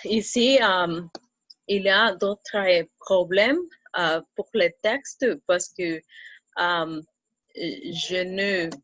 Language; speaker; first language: French; non-native, fluent; Spanish